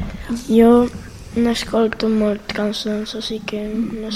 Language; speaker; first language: Catalan; non-native, local second language; Spanish